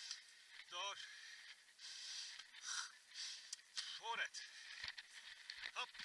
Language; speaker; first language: Dutch; native; Dutch